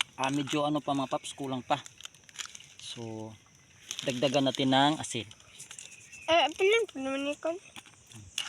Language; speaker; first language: Filipino; non-native, local second language; Cebuano